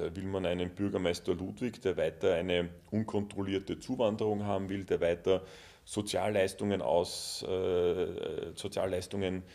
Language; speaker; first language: German; native; German